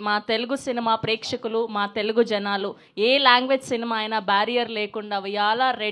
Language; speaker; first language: Telugu; native; Telugu